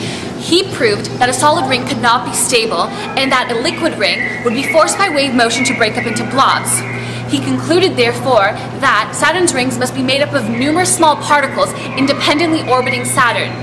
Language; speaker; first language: English; native; English